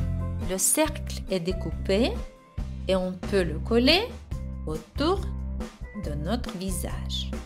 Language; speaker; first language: French; non-native, fluent; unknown